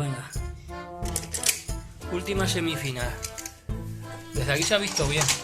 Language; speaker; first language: Spanish; native; Spanish